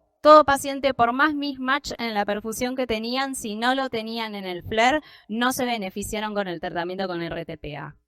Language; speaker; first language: Spanish; native; Spanish